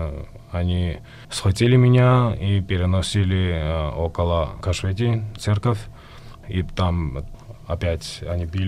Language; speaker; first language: Russian; non-native, fluent; Georgian